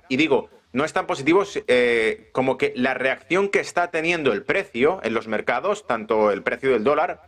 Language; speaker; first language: Spanish; native; Spanish